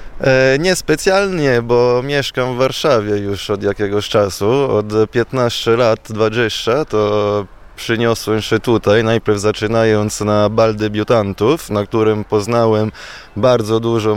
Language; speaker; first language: Polish; non-native, fluent; Italian